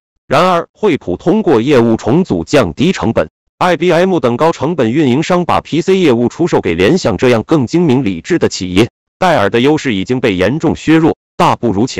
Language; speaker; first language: Chinese; native; Chinese